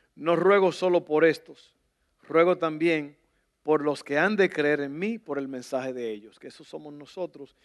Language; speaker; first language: Spanish; native; Spanish